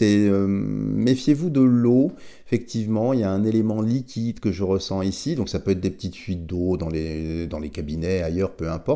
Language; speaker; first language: French; native; French